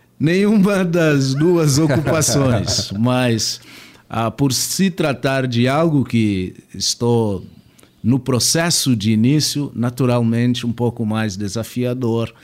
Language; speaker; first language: Portuguese; native; Portuguese